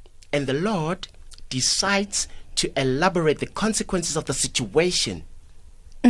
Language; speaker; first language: English; non-native, local second language; South Ndebele